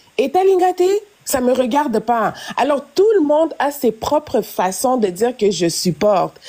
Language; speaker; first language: French; non-native, local second language; Lingala